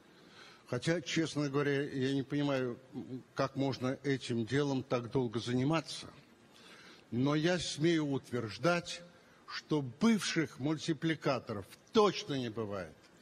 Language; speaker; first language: Russian; native; Russian